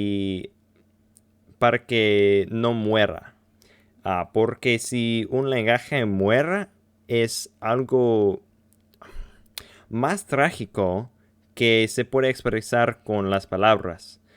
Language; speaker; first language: Spanish; non-native, learner; English